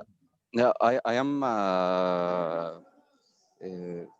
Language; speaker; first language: English; non-native, learner; Arabic